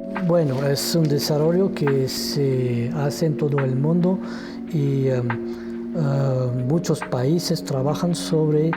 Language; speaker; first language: Spanish; non-native, fluent; French